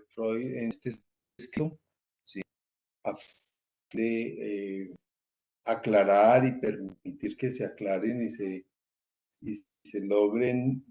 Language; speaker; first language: Spanish; native; Spanish